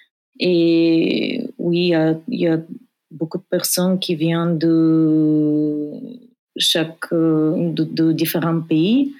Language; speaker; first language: French; non-native, fluent; Bulgarian